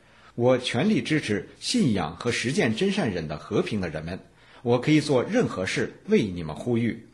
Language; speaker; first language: Chinese; native; Chinese